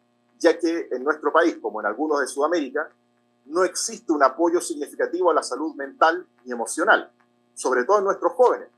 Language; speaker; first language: Spanish; native; Spanish